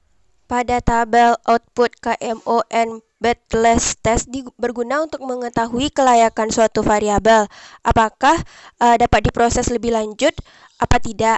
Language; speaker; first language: Indonesian; native; Indonesian